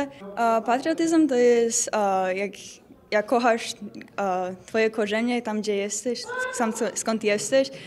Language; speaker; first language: Polish; early bilingual, other home language; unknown